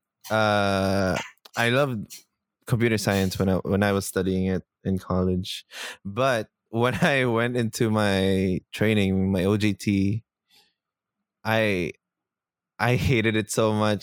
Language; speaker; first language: English; non-native, local second language; Filipino